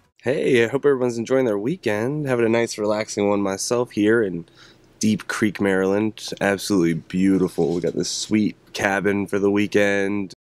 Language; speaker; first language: English; native; English